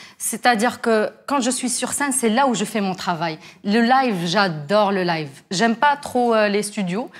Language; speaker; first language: French; non-native, local second language; Arabic